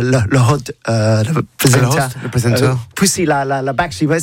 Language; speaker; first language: French; non-native, learner; English